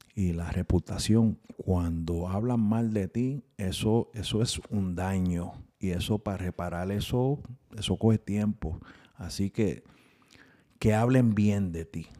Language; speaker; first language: Spanish; early bilingual, heritage; Spanish